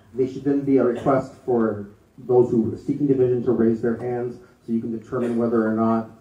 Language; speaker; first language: English; native; English